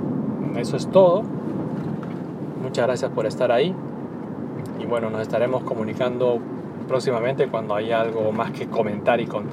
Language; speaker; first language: Spanish; native; Spanish